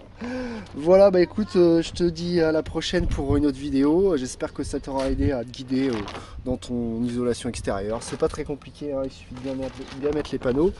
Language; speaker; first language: French; native; French